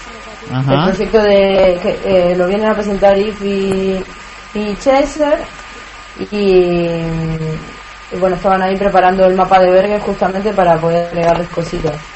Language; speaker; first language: Spanish; native; Spanish